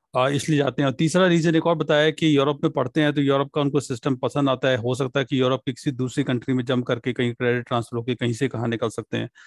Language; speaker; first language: Hindi; non-native, local second language; Punjabi